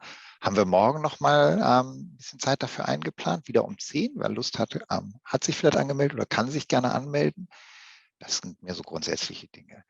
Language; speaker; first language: German; native; German